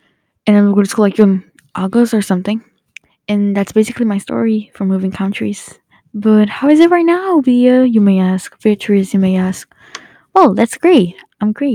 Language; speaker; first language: English; early bilingual, other home language; Portuguese